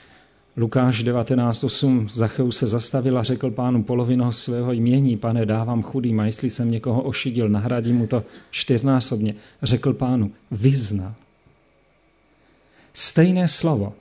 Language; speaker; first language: Czech; native; Czech